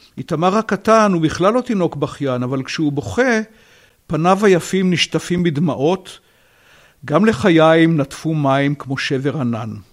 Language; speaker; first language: Hebrew; native; Hebrew